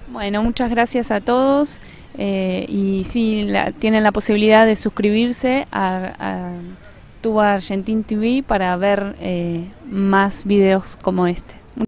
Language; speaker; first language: Spanish; native; Spanish